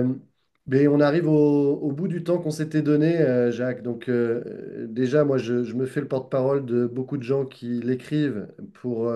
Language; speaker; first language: French; native; French